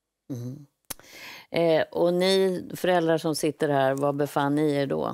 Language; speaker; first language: Swedish; native; Swedish